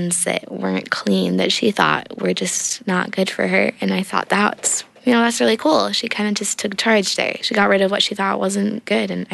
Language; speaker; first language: English; native; English